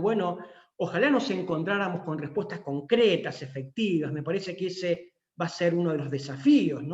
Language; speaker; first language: Spanish; native; Spanish